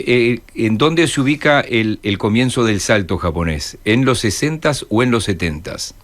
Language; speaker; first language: Spanish; native; Spanish